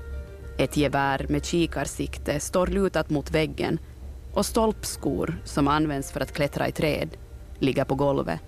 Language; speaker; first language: Swedish; native; Swedish